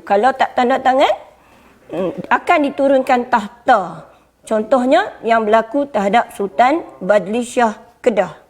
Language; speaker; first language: Malay; native; Malay